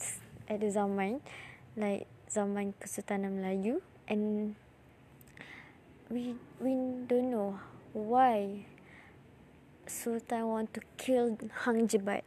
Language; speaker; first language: English; non-native, learner; Malay